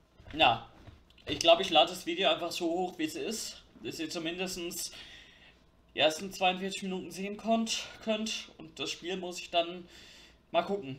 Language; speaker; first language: German; native; German